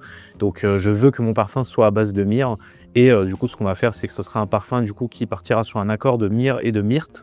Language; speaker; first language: French; native; French